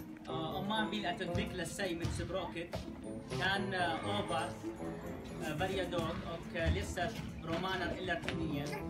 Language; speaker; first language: Swedish; non-native, learner; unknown